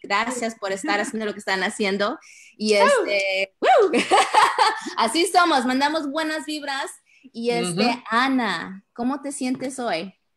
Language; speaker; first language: Spanish; early bilingual, heritage; Spanish